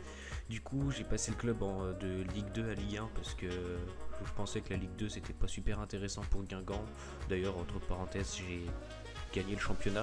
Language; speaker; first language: French; native; French